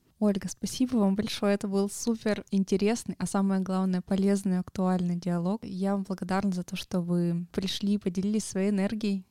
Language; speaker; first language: Russian; native; Russian